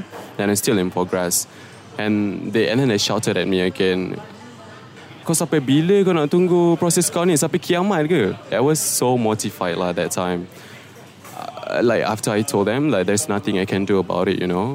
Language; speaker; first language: English; non-native, local second language; Malay